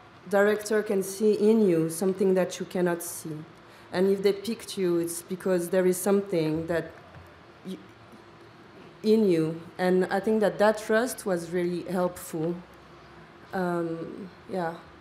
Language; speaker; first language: English; non-native, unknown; French